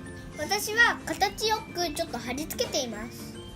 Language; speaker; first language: Japanese; early bilingual, heritage; Japanese